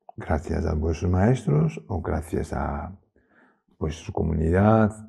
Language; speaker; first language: Spanish; non-native, learner; Tibetan